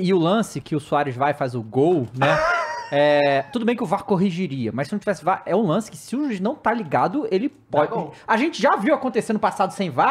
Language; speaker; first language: Portuguese; native; Portuguese